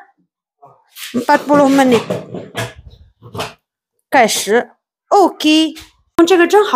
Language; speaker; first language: Chinese; non-native, fluent; Indonesian